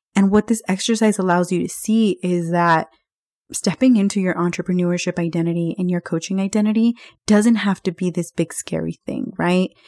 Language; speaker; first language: English; early bilingual, other home language; Spanish